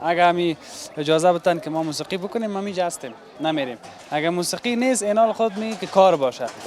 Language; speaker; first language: Persian; native; Persian